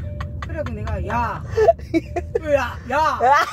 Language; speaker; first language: Korean; native; Korean